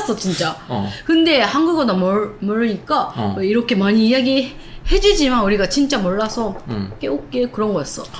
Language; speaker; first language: Korean; non-native, learner; Japanese